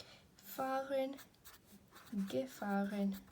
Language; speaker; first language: German; non-native, fluent; English